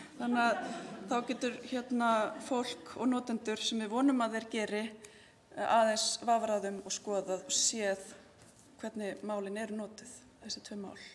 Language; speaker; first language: Icelandic; native; Icelandic